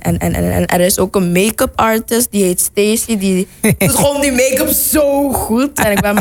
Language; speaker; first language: Dutch; non-native, local second language; Papiamento